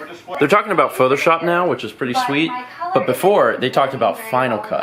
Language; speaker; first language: English; native; English